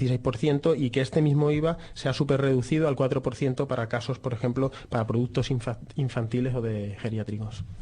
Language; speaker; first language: Spanish; native; Spanish